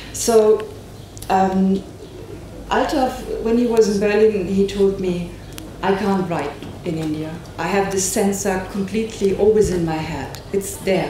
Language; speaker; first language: English; non-native, fluent; German